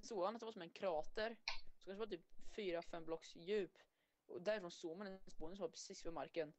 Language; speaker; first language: Swedish; native; Swedish